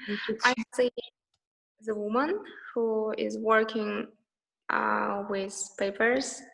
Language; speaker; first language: English; non-native, learner; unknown